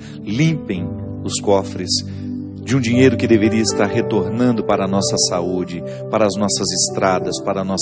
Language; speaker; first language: Portuguese; native; Portuguese